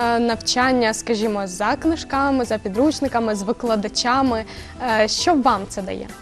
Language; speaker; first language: Ukrainian; native; Ukrainian